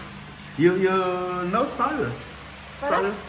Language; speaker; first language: English; non-native, learner; French